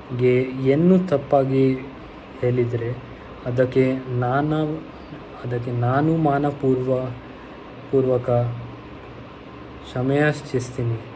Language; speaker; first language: Kannada; non-native, local second language; Hindi